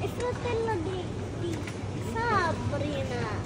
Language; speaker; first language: Italian; early bilingual, other home language; Filipino